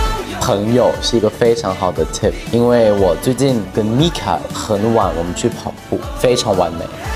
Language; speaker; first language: Chinese; early bilingual, heritage; English